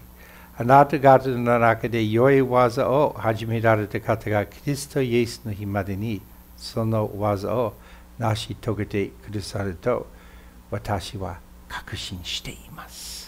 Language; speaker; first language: Japanese; non-native, fluent; English